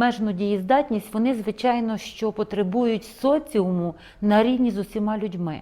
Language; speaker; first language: Ukrainian; native; Ukrainian